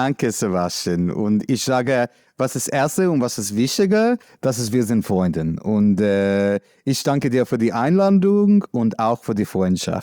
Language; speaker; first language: German; non-native, learner; English